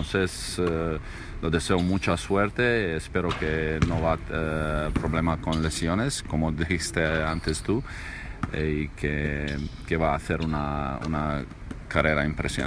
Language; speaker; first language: Spanish; non-native, learner; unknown